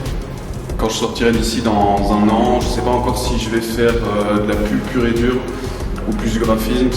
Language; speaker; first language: French; native; French